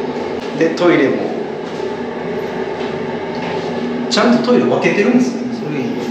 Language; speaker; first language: Japanese; native; Japanese